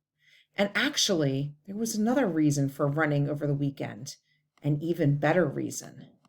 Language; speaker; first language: English; native; English